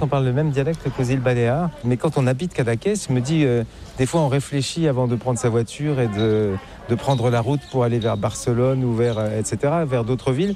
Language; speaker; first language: French; native; French